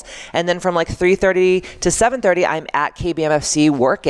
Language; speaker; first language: English; native; English